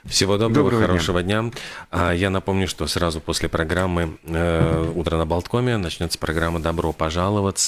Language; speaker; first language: Russian; native; Russian